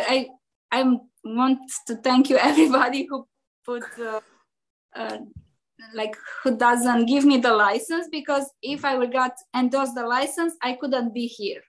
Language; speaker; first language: English; non-native, learner; Romanian